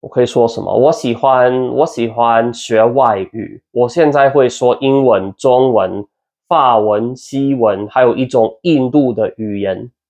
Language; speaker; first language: Chinese; non-native, learner; English